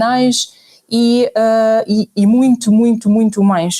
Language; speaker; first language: Portuguese; non-native, fluent; Arabic